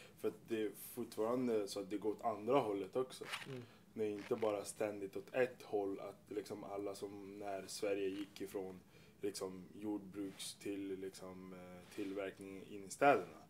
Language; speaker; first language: Swedish; early bilingual, other home language; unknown